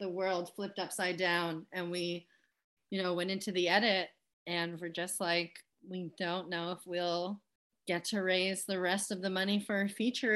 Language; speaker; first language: English; native; English